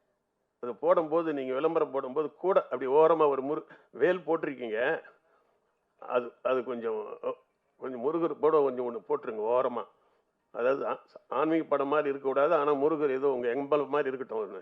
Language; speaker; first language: Tamil; native; Tamil